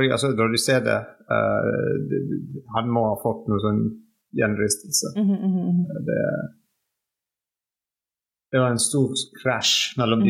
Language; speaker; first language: Norwegian; non-native, fluent; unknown